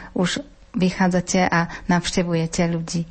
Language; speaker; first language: Slovak; native; Slovak